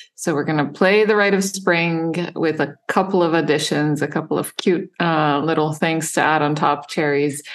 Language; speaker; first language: English; non-native, fluent; Serbian